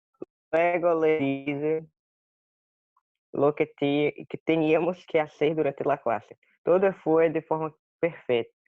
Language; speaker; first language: Spanish; non-native, learner; Portuguese